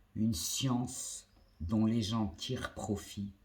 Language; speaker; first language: French; non-native, local second language; Arabic